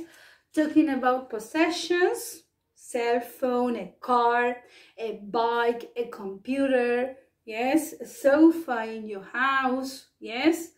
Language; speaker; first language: English; non-native, fluent; Spanish